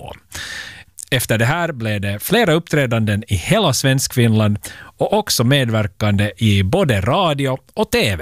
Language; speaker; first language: Swedish; native; Swedish